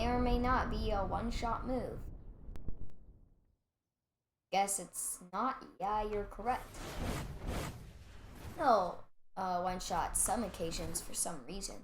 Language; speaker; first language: English; native; English